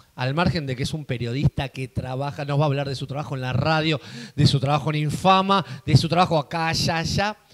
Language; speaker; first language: Spanish; native; Spanish